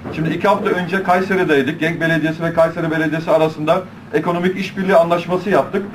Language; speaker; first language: Turkish; early bilingual, heritage; Turkish